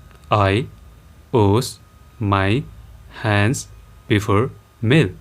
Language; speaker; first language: English; non-native, local second language; Nepali